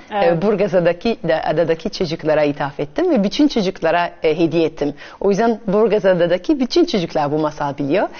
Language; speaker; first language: Turkish; non-native, fluent; French